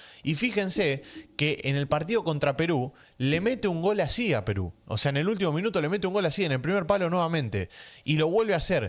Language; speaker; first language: Spanish; native; Spanish